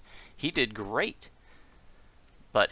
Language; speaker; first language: English; native; English